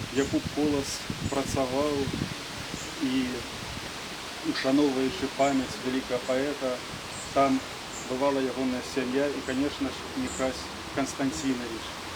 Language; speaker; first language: Belarusian; native; Belarusian